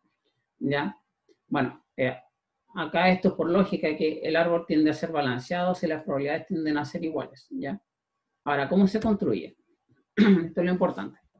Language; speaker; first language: Spanish; native; Spanish